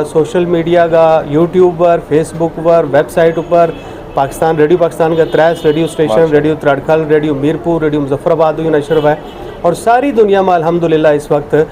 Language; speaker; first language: Urdu; non-native, local second language; Gujari